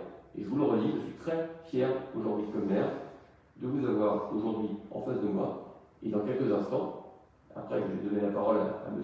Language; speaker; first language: French; native; French